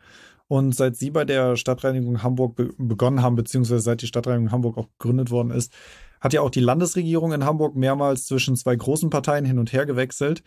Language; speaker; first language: German; native; German